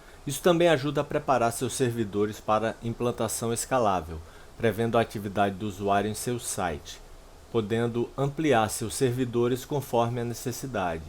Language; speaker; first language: Portuguese; native; Portuguese